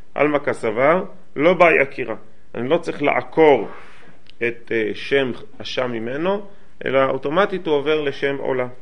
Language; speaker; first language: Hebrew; native; Hebrew